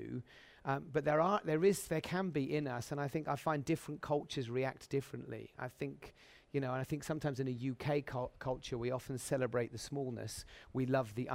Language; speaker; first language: English; native; English